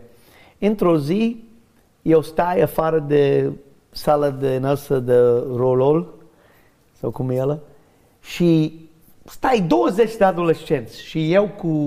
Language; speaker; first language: Romanian; non-native, learner; English